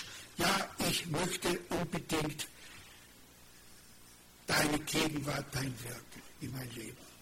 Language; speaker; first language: German; non-native, fluent; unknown